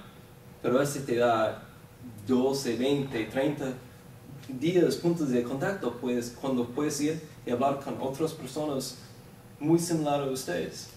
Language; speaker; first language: Spanish; non-native, fluent; English